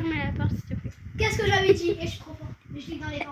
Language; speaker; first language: French; native; French